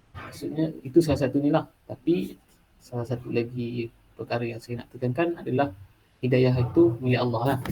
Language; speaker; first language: Malay; native; Malay